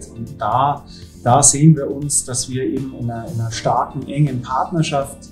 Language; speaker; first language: German; native; German